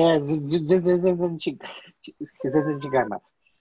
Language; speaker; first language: Japanese; non-native, learner; Polish